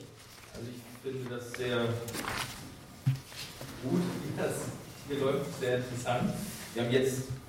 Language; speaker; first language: German; native; German